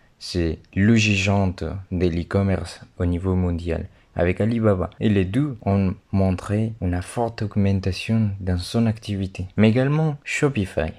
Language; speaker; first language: French; non-native, fluent; Spanish